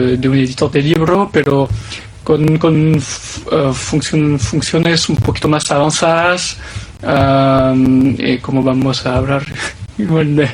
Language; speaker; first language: Spanish; non-native, fluent; French